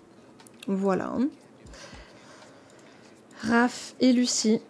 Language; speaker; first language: French; native; French